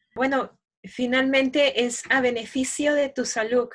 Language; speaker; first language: Spanish; native; Spanish